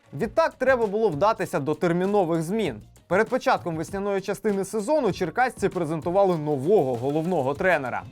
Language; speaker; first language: Ukrainian; native; Ukrainian